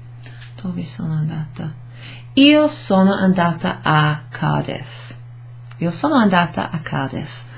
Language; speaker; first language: Italian; non-native, fluent; English